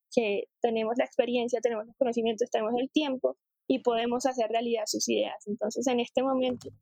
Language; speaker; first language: Spanish; native; Spanish